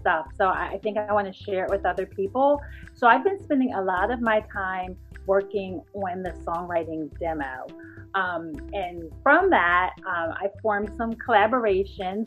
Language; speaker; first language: English; native; English